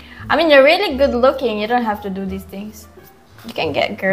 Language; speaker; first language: English; non-native, local second language; Filipino